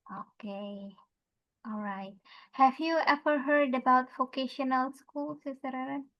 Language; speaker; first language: English; non-native, fluent; Indonesian